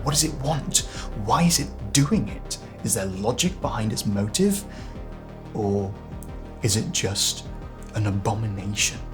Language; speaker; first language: English; native; English